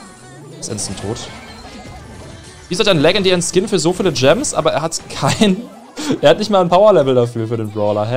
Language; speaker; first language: German; native; German